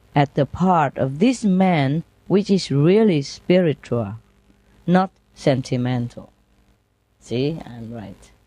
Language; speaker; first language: English; non-native, fluent; Vietnamese